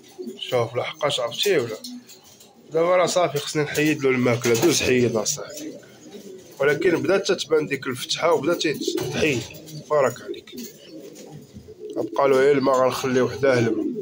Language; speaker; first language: Arabic; native; Arabic